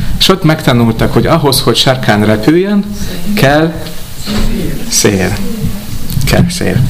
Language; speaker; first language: Hungarian; non-native, fluent; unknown